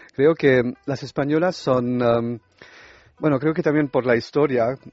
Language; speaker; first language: Spanish; non-native, fluent; French